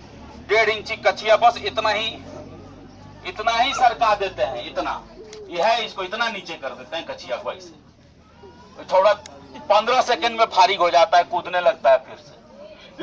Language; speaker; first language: Hindi; non-native, local second language; Bhojpuri